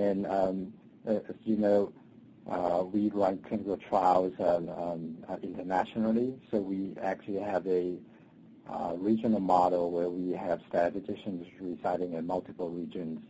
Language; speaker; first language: English; non-native, local second language; Cantonese